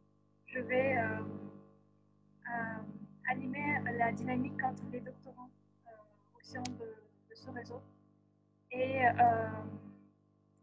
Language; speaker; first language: French; non-native, fluent; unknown